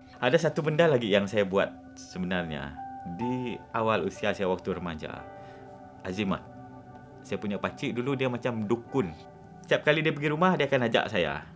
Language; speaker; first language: Malay; non-native, local second language; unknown